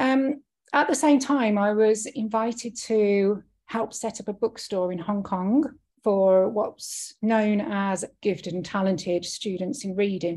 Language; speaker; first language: English; native; English